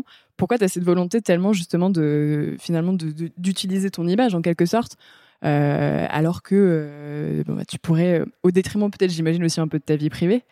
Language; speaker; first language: French; native; French